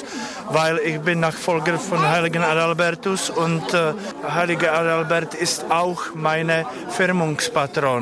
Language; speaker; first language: German; non-native, fluent; Czech